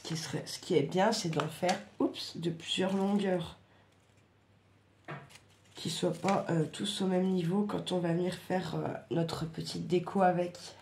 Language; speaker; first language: French; native; French